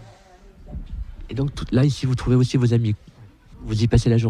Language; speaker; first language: French; native; French